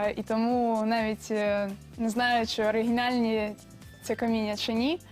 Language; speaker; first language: Ukrainian; native; Ukrainian